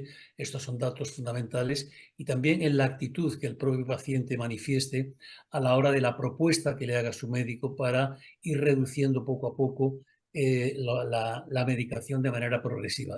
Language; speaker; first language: Spanish; native; Spanish